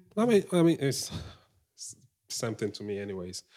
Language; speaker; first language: English; non-native, local second language; Igbo